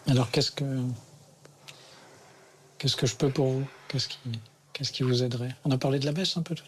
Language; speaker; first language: French; native; French